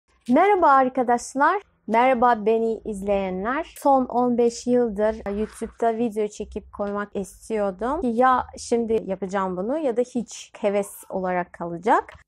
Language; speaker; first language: Turkish; non-native, fluent; Russian